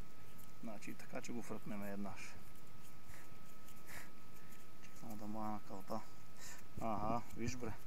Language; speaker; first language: Bulgarian; native; Bulgarian